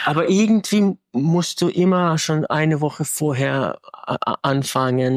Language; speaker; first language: German; non-native, fluent; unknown